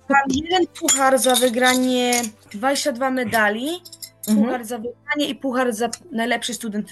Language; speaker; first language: Polish; early bilingual, heritage; Polish